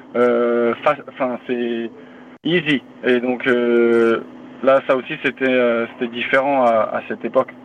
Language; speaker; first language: French; native; French